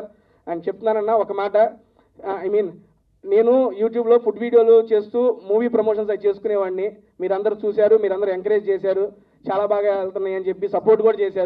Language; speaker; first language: Telugu; native; Telugu